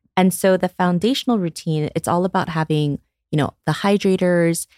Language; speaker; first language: English; early bilingual, other home language; Korean